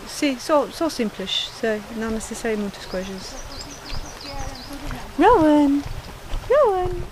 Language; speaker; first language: Portuguese; non-native, learner; English